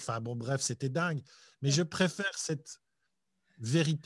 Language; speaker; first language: French; native; French